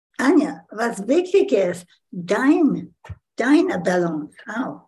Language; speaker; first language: German; non-native, learner; English